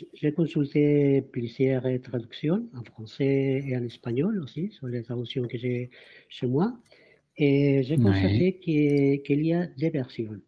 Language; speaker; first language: French; non-native, fluent; Spanish